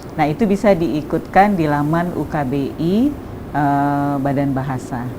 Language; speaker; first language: Indonesian; native; Indonesian